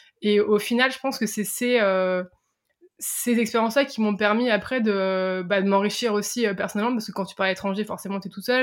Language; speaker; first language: French; native; French